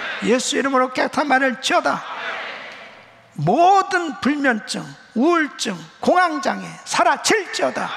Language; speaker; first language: Korean; native; Korean